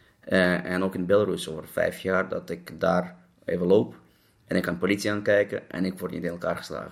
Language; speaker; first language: Dutch; non-native, fluent; Russian